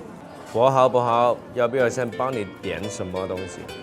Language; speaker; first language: Chinese; non-native, local second language; Cantonese